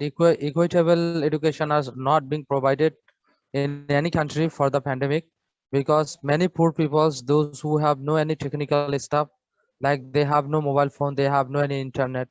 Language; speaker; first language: English; non-native, fluent; Bangla